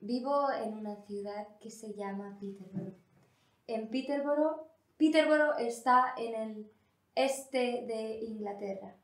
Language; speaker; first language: Spanish; non-native, learner; English